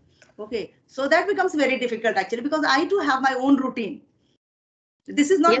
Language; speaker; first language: English; non-native, fluent; Hindi